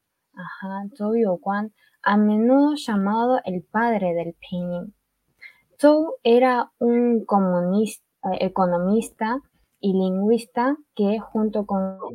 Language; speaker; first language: Spanish; early bilingual, other home language; Chinese